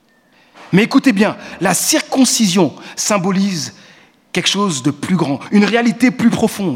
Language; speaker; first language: French; native; French